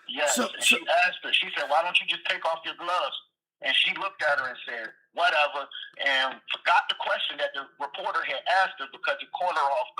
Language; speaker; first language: English; native; English